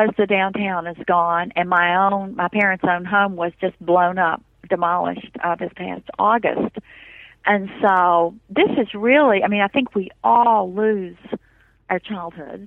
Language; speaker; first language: English; native; English